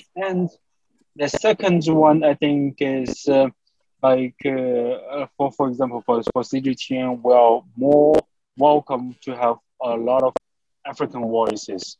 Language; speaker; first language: English; non-native, fluent; Chinese